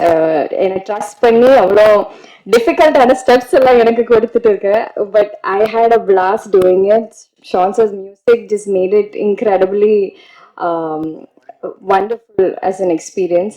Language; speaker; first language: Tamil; non-native, learner; Malayalam